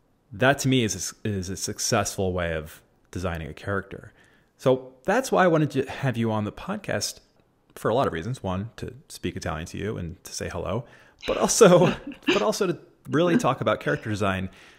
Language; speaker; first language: English; early bilingual, other home language; Italian